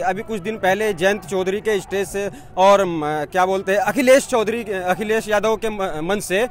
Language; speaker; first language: Hindi; native; Hindi